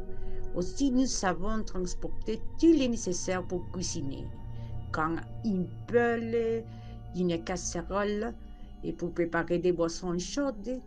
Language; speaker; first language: French; non-native, learner; Spanish